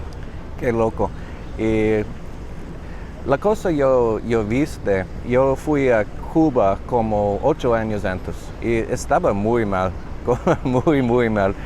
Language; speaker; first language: Spanish; non-native, learner; English